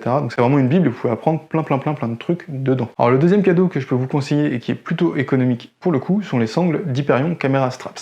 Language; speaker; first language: French; native; French